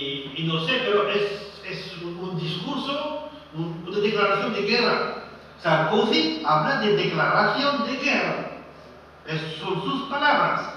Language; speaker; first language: Spanish; non-native, fluent; French